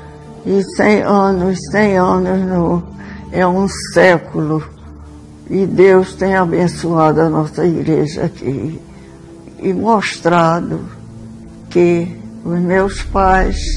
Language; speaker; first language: Portuguese; early bilingual, other home language; Swedish